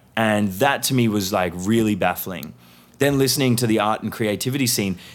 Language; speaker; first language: English; early bilingual, other home language; Sindhi